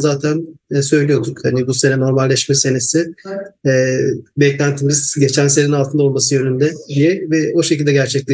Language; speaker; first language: Turkish; native; Turkish